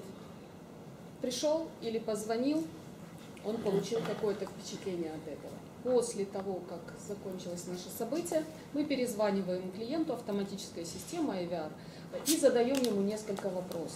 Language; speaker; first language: Russian; native; Russian